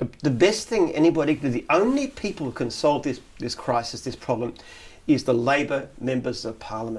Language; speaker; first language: English; native; English